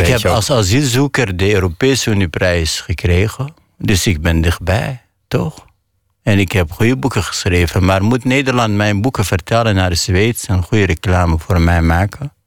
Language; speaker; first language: Dutch; non-native, fluent; Arabic